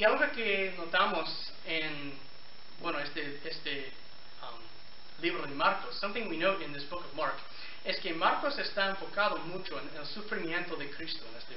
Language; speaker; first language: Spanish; non-native, fluent; English